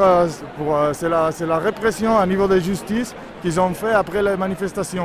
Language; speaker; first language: French; non-native, learner; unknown